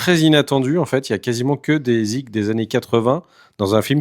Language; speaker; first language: French; native; French